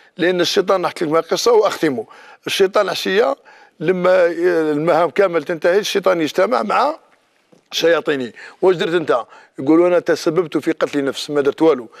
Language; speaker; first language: Arabic; native; Arabic